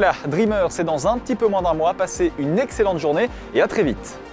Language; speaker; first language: French; native; French